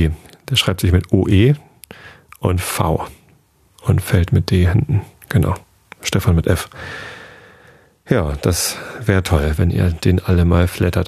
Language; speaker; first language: German; native; German